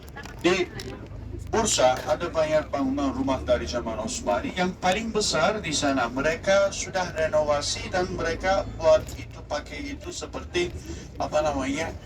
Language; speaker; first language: Indonesian; non-native, fluent; Turkish